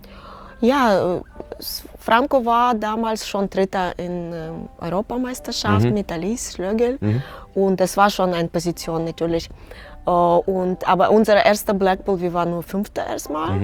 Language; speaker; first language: German; non-native, learner; Russian